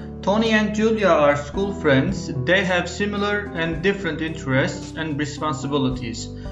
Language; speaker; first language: English; non-native, fluent; Turkish